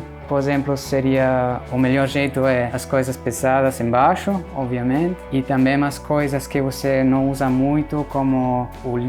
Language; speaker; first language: Portuguese; non-native, fluent; German